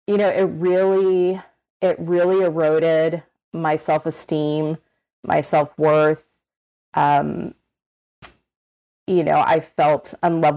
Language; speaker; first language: English; native; English